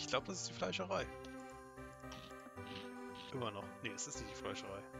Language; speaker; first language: German; native; German